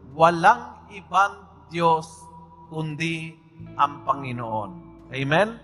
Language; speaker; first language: Filipino; non-native, fluent; Spanish